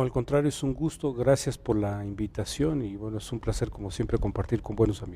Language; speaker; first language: Spanish; native; Spanish